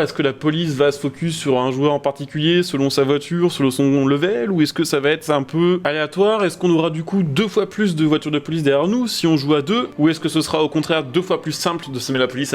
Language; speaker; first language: French; native; French